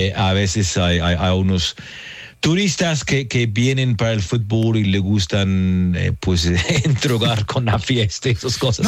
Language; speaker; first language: Spanish; non-native, fluent; English